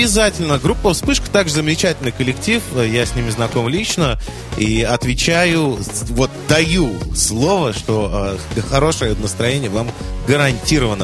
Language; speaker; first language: Russian; native; Russian